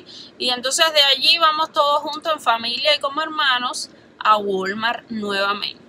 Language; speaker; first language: Spanish; native; Spanish